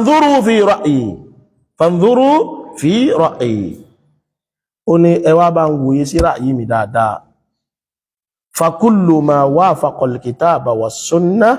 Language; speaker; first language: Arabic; non-native, fluent; Yoruba